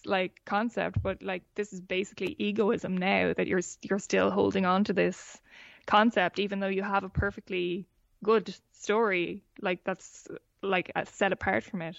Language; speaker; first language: English; native; English